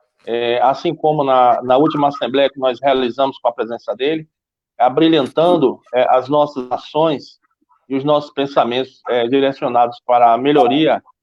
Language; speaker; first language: Portuguese; native; Portuguese